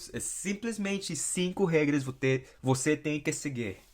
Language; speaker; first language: Portuguese; non-native, fluent; English